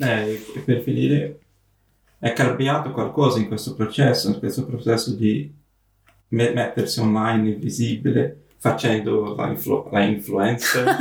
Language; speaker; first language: Italian; non-native, fluent; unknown